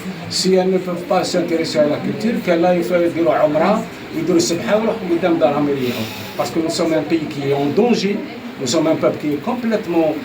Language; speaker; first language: French; non-native, local second language; Arabic